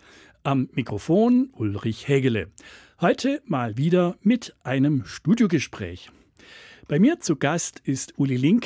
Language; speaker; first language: German; native; German